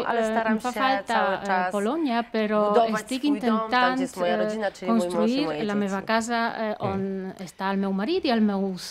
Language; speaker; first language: Catalan; non-native, learner; Polish